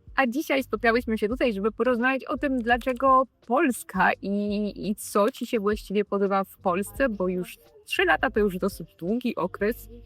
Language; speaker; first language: Polish; native; Polish